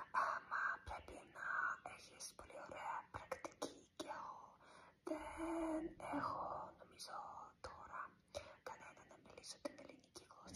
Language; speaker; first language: Greek; non-native, learner; Ukrainian